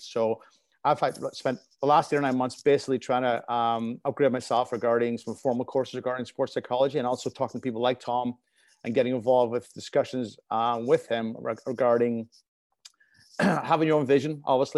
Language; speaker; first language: English; native; English